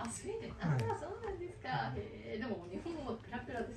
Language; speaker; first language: Japanese; native; Japanese